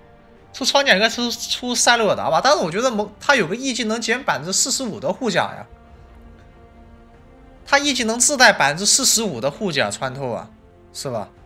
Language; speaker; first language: Chinese; native; Chinese